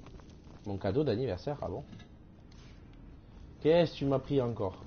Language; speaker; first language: French; native; French